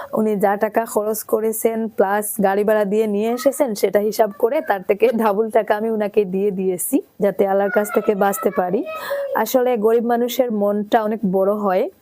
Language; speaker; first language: Bangla; non-native, local second language; Sylheti